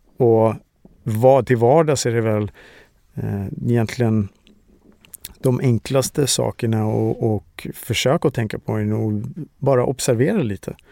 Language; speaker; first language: Swedish; native; Swedish